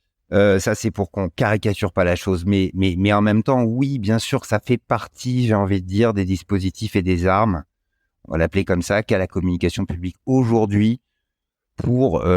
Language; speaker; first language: French; native; French